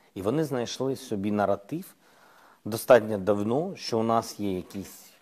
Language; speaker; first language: Ukrainian; non-native, local second language; Russian